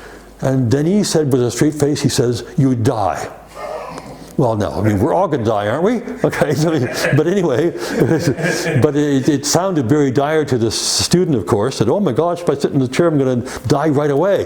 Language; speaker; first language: English; native; English